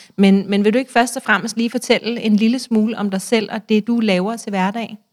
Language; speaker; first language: Danish; native; Danish